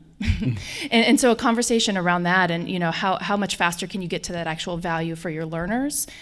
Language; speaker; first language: English; native; English